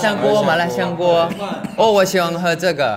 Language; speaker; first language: Chinese; non-native, learner; Thai